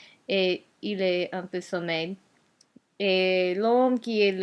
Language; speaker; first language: French; non-native, learner; Japanese